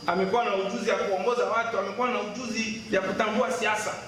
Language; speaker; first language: Swahili; non-native, local second language; Nande